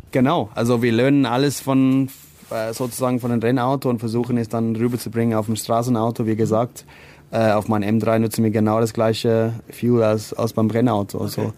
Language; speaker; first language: German; non-native, fluent; Afrikaans